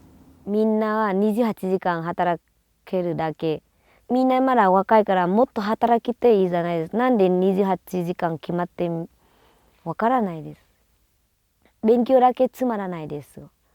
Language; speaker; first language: Japanese; non-native, learner; Vietnamese